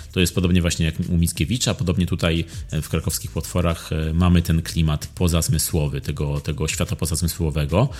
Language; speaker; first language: Polish; native; Polish